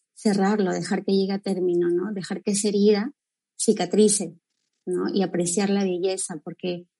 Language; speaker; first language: Spanish; native; Spanish